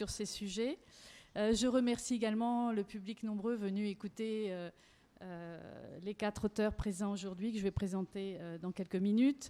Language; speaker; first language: French; native; French